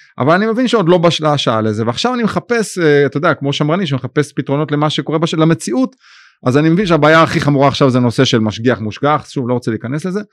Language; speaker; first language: Hebrew; native; Hebrew